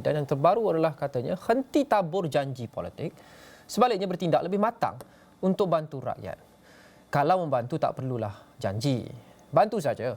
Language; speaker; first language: Malay; native; Malay